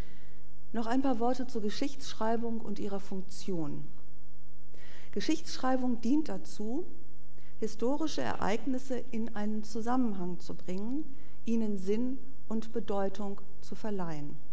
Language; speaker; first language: German; native; German